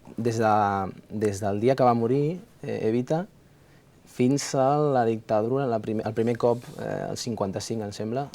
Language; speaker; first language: Catalan; early bilingual, other home language; Spanish